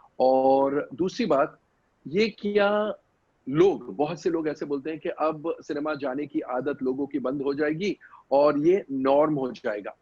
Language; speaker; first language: Hindi; native; Hindi